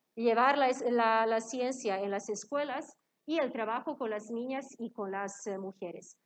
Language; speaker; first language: Spanish; non-native, fluent; Serbian